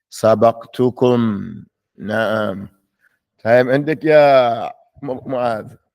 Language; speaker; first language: Arabic; non-native, fluent; English